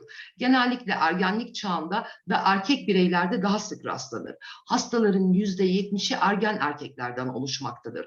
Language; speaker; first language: Turkish; native; Turkish